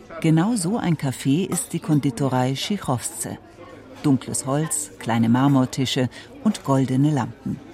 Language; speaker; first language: German; native; German